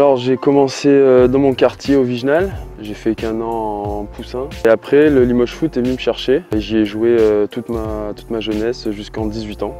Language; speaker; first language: French; native; French